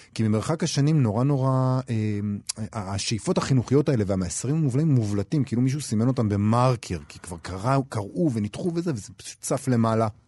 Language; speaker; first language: Hebrew; native; Hebrew